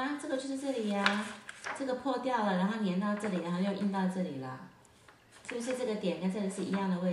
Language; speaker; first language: Chinese; native; Chinese